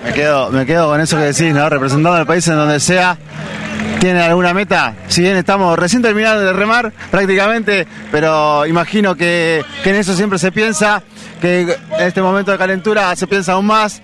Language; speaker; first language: Spanish; native; Spanish